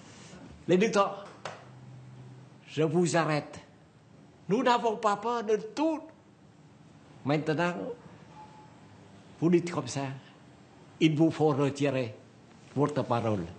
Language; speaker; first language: French; non-native, learner; Vietnamese